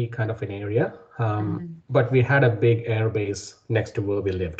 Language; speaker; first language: English; non-native, local second language; Malayalam